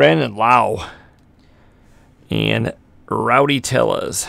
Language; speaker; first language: English; native; English